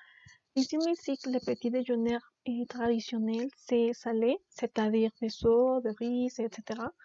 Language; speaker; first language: French; non-native, learner; Spanish